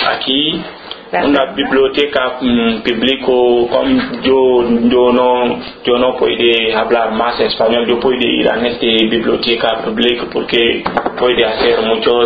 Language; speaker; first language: Spanish; non-native, learner; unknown